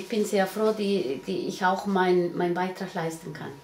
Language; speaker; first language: German; non-native, learner; Spanish